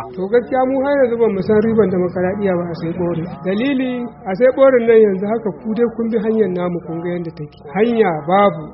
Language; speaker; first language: Hausa; native; Hausa